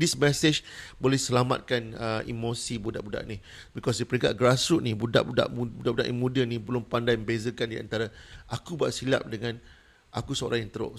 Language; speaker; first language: Malay; native; Malay